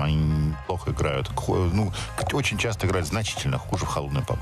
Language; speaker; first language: Russian; native; Russian